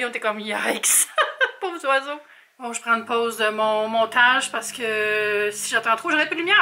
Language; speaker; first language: French; native; French